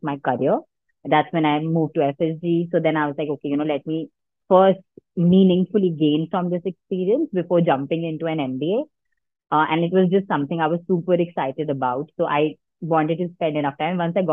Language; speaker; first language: English; non-native, local second language; Hindi